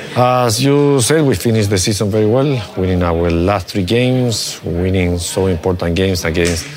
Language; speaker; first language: English; non-native, fluent; Spanish